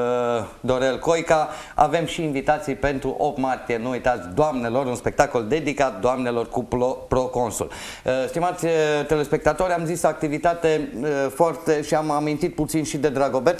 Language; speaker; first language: Romanian; native; Romanian